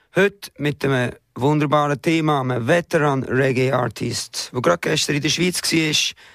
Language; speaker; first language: German; native; German